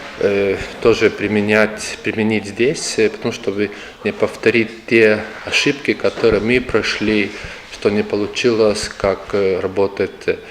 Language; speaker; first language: Russian; non-native, local second language; Lithuanian